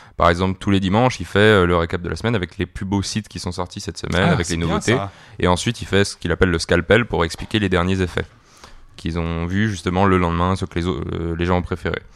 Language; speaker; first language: French; native; French